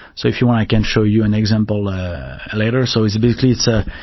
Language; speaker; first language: English; non-native, fluent; French